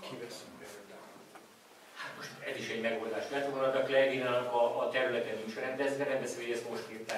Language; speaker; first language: Hungarian; native; Hungarian